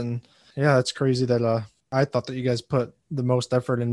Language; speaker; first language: English; native; English